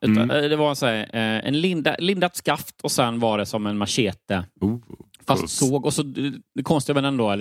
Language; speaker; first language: Swedish; native; Swedish